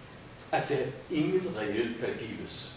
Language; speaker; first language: Danish; non-native, fluent; French